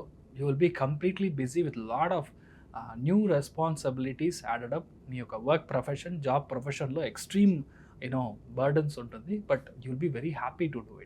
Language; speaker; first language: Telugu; non-native, fluent; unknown